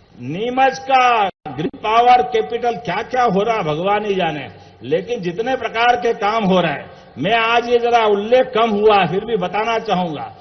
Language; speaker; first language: Hindi; native; Hindi